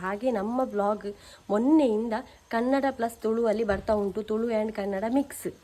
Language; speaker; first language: Kannada; non-native, local second language; Tulu